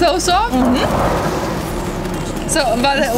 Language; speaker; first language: English; non-native, fluent; Romanian